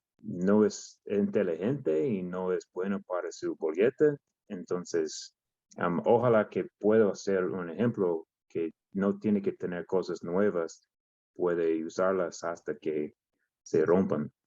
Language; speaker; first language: Spanish; non-native, learner; English